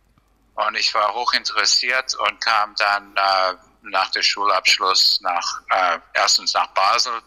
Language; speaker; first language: German; non-native, fluent; English